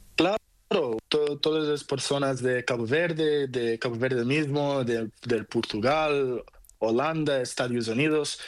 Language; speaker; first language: Spanish; non-native, learner; Portuguese